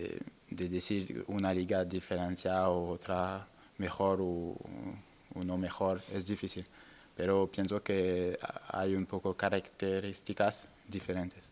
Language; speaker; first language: Spanish; non-native, learner; French